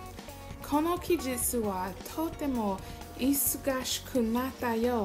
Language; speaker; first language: Japanese; non-native, learner; English